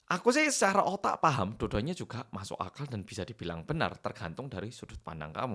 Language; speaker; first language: Indonesian; early bilingual, other home language; Korean